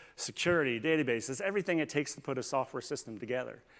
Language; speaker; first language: English; native; English